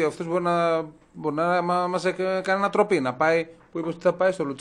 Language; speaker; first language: Greek; native; Greek